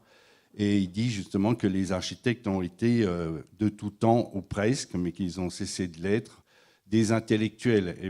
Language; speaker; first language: French; native; French